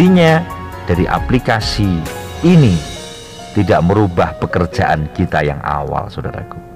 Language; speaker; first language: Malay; non-native, local second language; Javanese